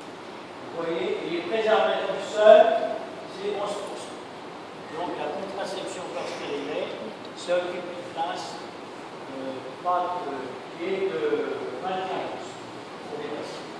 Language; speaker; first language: French; native; French